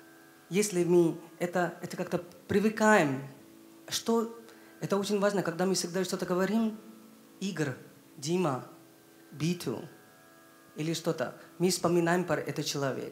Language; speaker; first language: Russian; non-native, learner; Hindi